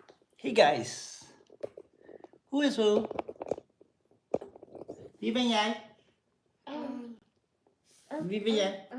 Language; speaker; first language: Dutch; non-native, fluent; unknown